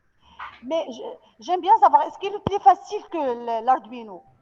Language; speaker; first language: French; non-native, local second language; Arabic